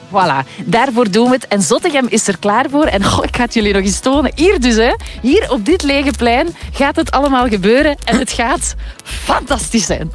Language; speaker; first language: Dutch; native; Dutch